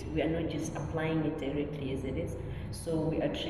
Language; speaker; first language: English; non-native, local second language; Shona